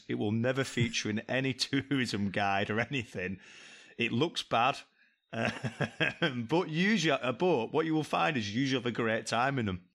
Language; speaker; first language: English; native; English